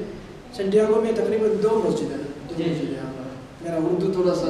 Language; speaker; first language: Hindi; non-native, learner; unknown